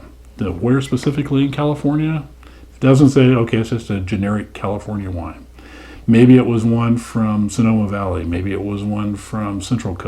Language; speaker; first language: English; native; English